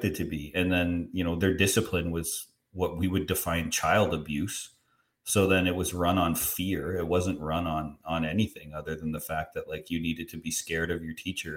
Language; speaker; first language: English; native; English